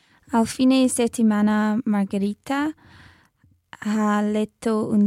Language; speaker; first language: Italian; non-native, learner; English